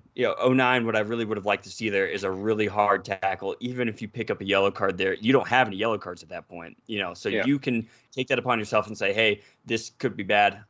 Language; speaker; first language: English; native; English